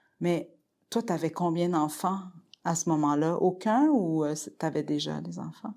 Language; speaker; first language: French; native; French